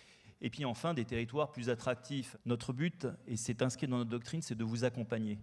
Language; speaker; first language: French; native; French